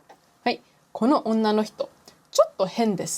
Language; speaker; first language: Japanese; non-native, fluent; English